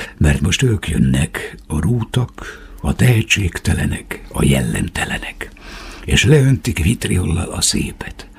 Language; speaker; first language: Hungarian; native; Hungarian